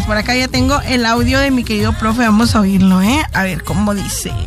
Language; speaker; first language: Spanish; native; Spanish